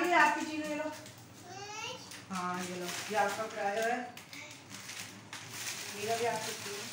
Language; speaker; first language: Hindi; native; Hindi